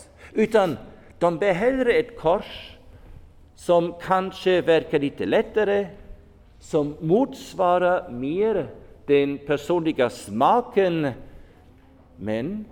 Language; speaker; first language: Swedish; non-native, fluent; German